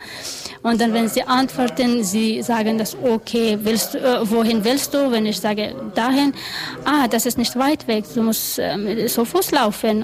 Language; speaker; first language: German; non-native, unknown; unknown